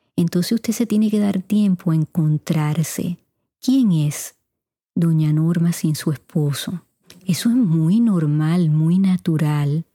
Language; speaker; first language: Spanish; native; Spanish